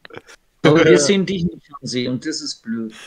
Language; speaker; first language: German; native; German